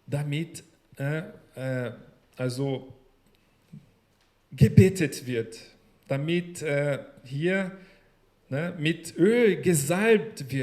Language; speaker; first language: German; non-native, learner; Portuguese